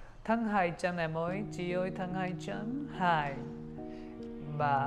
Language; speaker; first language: Vietnamese; non-native, learner; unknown